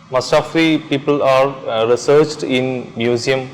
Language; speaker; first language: English; non-native, local second language; Malayalam